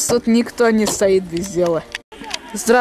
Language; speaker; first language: Russian; native; Russian